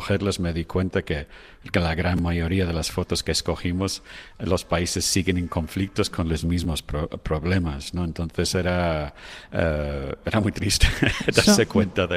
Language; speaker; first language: Spanish; non-native, fluent; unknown